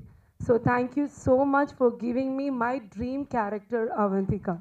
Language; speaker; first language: Telugu; non-native, learner; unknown